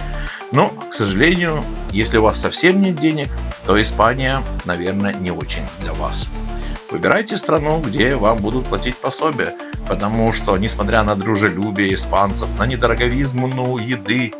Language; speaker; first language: Russian; native; Russian